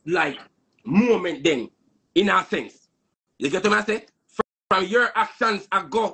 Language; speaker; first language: English; non-native, local second language; Jamaican Creole English